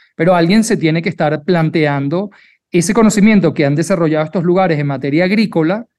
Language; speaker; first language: Spanish; native; Spanish